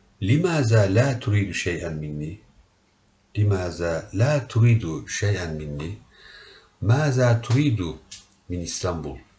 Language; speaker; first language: Arabic; non-native, learner; Turkish